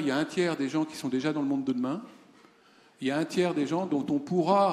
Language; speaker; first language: French; native; French